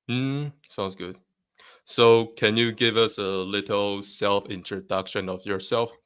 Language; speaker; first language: English; non-native, fluent; Chinese